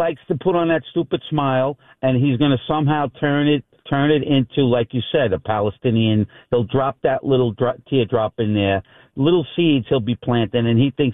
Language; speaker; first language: English; native; English